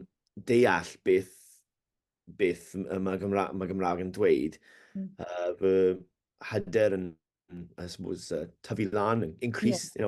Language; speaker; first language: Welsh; non-native, learner; English